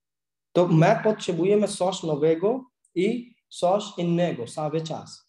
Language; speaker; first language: Polish; non-native, learner; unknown